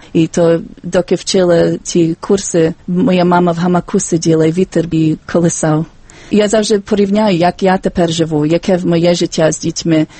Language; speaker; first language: Ukrainian; early bilingual, heritage; Ukrainian